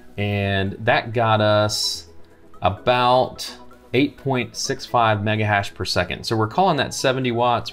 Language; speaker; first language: English; native; English